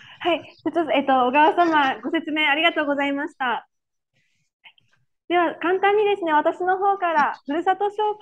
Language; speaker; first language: Japanese; native; Japanese